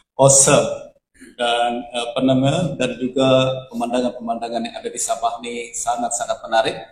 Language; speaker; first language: Indonesian; native; Indonesian